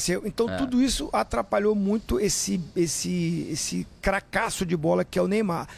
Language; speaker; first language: Portuguese; native; Portuguese